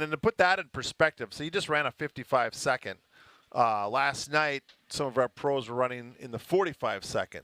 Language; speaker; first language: English; native; English